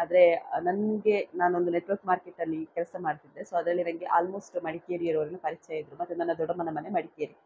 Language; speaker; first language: Kannada; non-native, local second language; Tulu